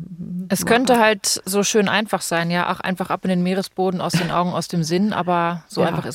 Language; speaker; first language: German; native; German